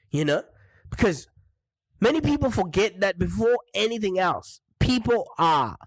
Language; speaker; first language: English; non-native, local second language; Shona